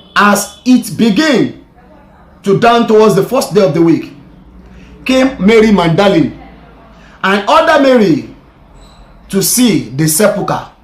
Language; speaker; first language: English; non-native, local second language; Yoruba